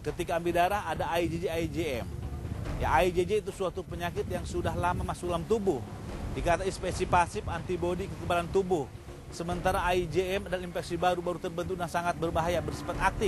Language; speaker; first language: Indonesian; native; Indonesian